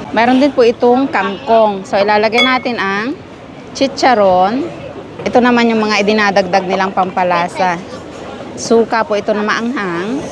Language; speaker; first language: Filipino; non-native, local second language; Iloko